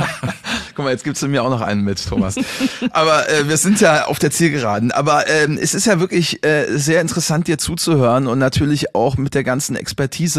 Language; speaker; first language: German; native; German